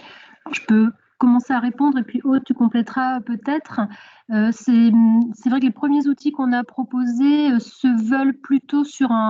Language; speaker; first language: French; native; French